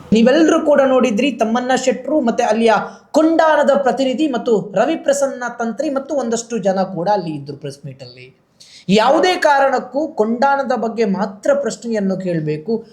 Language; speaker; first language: Kannada; non-native, local second language; Tulu